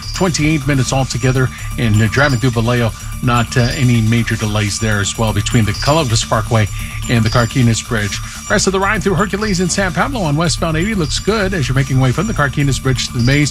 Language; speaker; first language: English; native; English